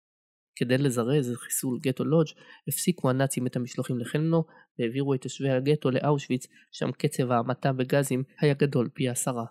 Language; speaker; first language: Hebrew; native; Hebrew